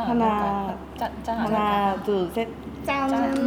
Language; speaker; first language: Korean; non-native, fluent; Vietnamese